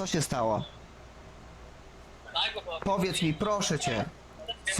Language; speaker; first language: Polish; native; Polish